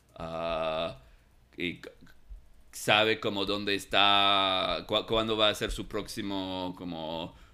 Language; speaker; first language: Spanish; non-native, fluent; English